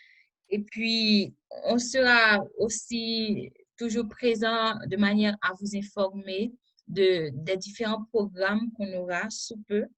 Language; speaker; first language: French; non-native, local second language; Haitian Creole